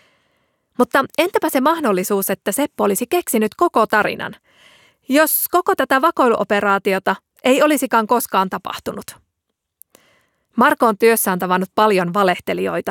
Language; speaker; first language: Finnish; native; Finnish